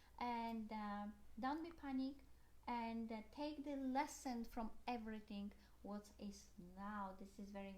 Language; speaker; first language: English; non-native, learner; Polish